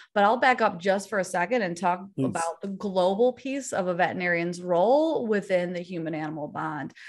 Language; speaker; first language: English; native; English